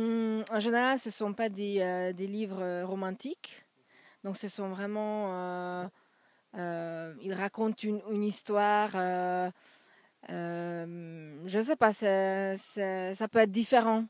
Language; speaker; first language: French; non-native, fluent; Hungarian